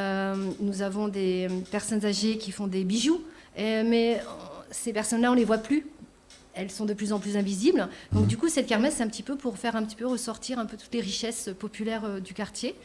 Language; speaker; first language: French; native; French